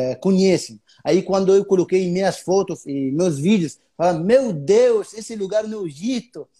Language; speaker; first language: Portuguese; non-native, fluent; Arabic